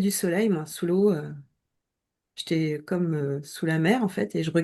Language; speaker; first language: French; native; French